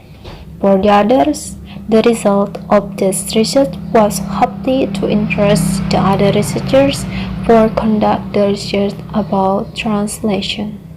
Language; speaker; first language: English; non-native, learner; Indonesian